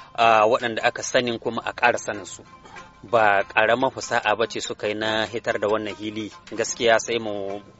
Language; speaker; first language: Hausa; native; Hausa